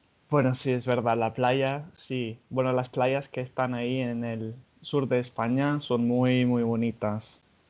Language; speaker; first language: Spanish; non-native, fluent; English